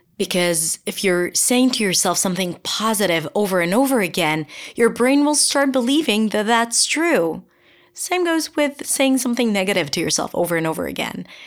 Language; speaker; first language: English; non-native, fluent; Hebrew